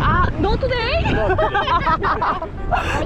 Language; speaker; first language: English; non-native, learner; Korean